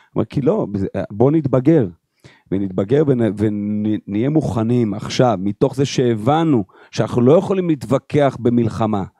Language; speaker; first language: Hebrew; native; Hebrew